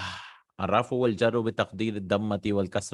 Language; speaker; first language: Arabic; non-native, fluent; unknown